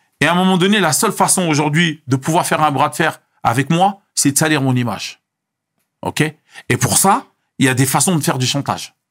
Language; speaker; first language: French; early bilingual, other home language; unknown